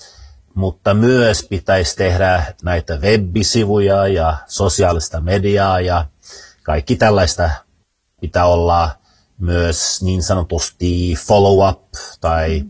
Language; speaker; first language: Finnish; early bilingual, heritage; Finnish